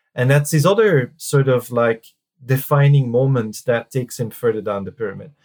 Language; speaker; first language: English; non-native, fluent; Dutch